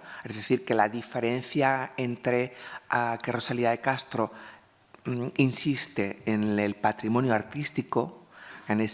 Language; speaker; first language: Spanish; native; Spanish